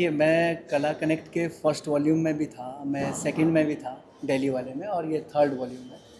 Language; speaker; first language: Hindi; native; Hindi